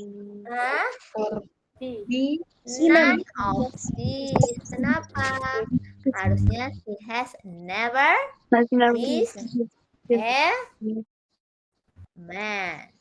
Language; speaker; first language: English; non-native, fluent; Indonesian